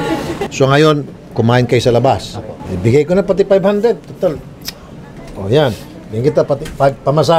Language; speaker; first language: Filipino; native; Filipino